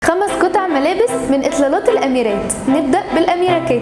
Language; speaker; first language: Arabic; native; Arabic